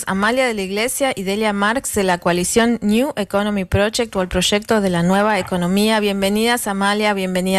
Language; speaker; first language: Spanish; native; Spanish